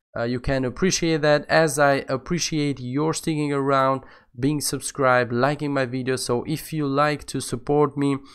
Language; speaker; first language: English; non-native, fluent; Albanian